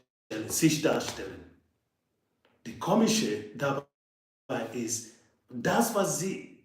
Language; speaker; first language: German; non-native, fluent; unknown